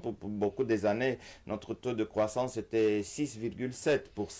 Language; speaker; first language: French; non-native, fluent; Romanian